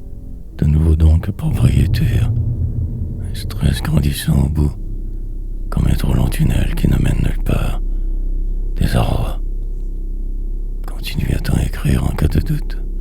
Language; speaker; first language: French; native; French